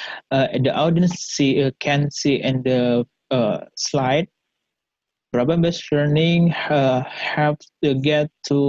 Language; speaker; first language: English; non-native, learner; Indonesian